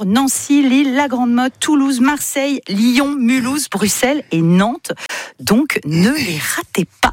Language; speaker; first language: French; native; French